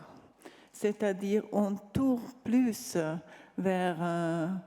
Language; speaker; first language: French; non-native, fluent; Hungarian